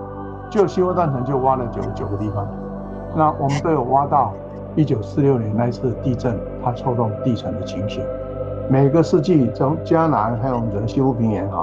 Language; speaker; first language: Chinese; native; Chinese